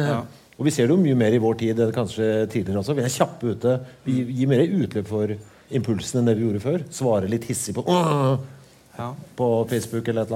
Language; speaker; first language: Norwegian; native; Norwegian